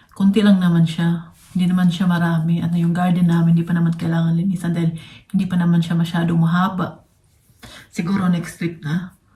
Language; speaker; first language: Filipino; non-native, local second language; Cebuano